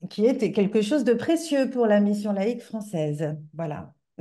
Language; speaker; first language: French; native; French